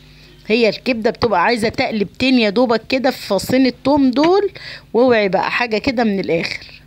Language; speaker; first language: Arabic; native; Arabic